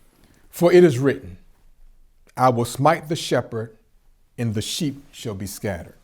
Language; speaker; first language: English; native; English